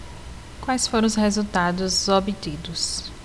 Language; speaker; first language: Portuguese; native; Portuguese